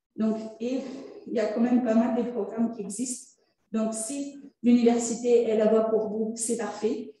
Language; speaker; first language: French; non-native, fluent; Italian